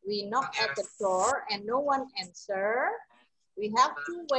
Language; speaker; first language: English; non-native, fluent; Indonesian